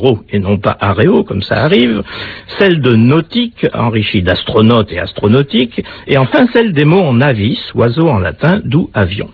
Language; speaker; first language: French; native; French